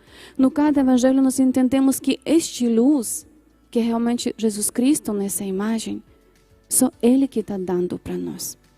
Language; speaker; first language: Portuguese; non-native, fluent; Polish